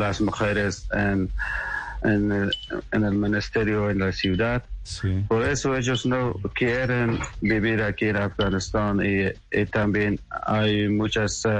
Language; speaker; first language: Spanish; non-native, learner; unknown